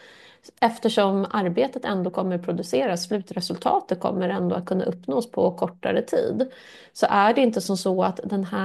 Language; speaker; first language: Swedish; native; Swedish